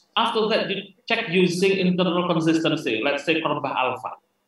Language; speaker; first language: English; non-native, fluent; Indonesian